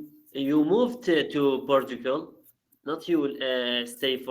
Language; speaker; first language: English; non-native, learner; Arabic